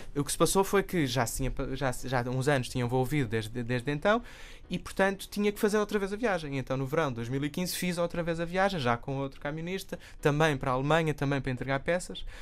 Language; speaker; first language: Portuguese; native; Portuguese